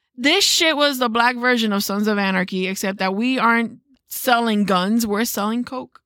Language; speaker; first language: English; early bilingual, other home language; Spanish